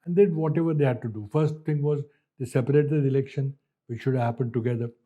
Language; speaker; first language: English; non-native, local second language; Hindi